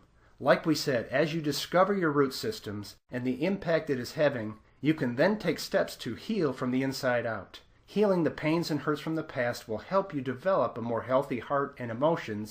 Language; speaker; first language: English; native; English